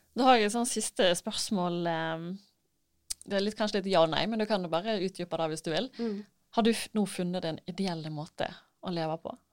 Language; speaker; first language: Norwegian; native; Norwegian